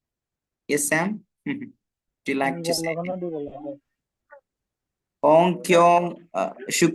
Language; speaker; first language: English; non-native, fluent; Malayalam